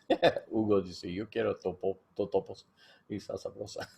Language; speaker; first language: Spanish; non-native, learner; English